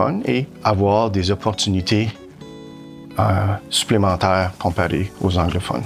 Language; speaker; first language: French; native; French